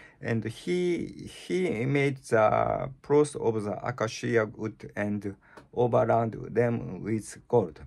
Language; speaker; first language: English; non-native, learner; Japanese